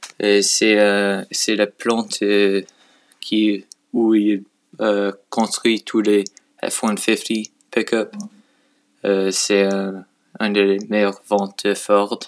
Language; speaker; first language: French; non-native, learner; English